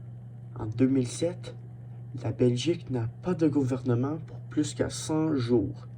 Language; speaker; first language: French; non-native, learner; English